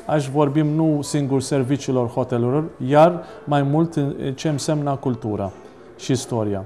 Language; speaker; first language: Romanian; non-native, learner; Maltese